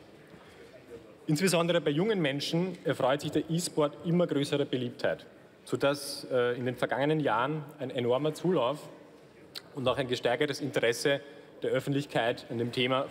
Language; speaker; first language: German; native; German